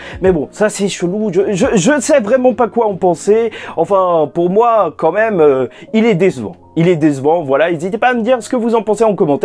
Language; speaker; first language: French; native; French